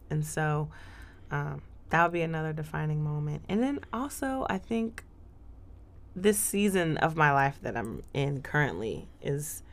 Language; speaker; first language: English; native; English